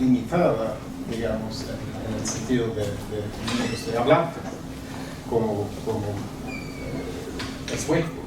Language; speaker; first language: Spanish; non-native, fluent; Swedish